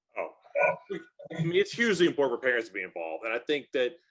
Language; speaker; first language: English; native; English